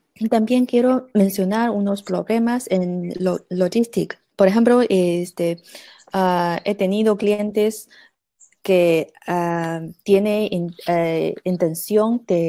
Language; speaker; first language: Spanish; non-native, fluent; Chinese